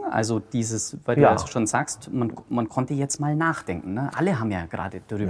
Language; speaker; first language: German; native; German